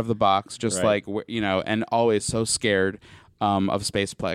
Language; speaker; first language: English; native; English